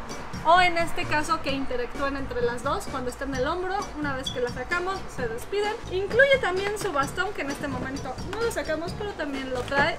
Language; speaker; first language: Spanish; native; Spanish